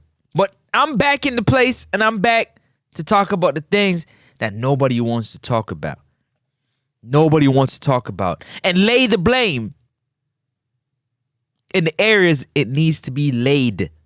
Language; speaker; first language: English; native; English